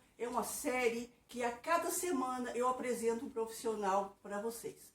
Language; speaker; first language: Portuguese; native; Portuguese